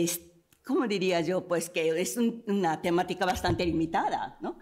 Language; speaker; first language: Spanish; non-native, fluent; Japanese